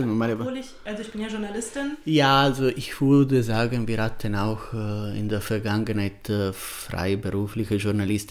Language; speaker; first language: German; non-native, fluent; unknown